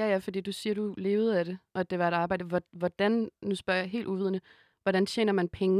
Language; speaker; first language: Danish; native; Danish